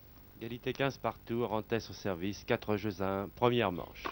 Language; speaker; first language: French; native; French